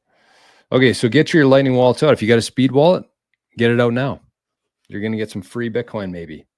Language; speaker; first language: English; native; English